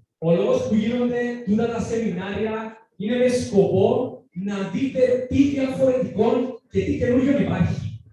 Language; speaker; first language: Greek; native; Greek